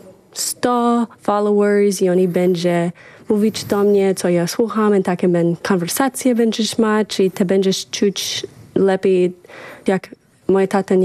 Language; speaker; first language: Polish; early bilingual, heritage; English